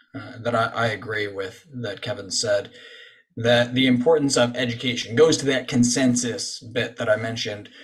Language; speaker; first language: English; native; English